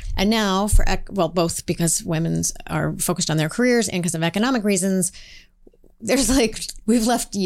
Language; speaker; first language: English; native; English